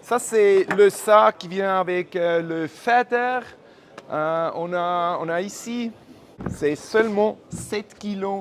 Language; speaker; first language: French; non-native, fluent; German